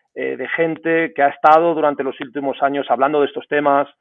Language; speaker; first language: Spanish; native; Spanish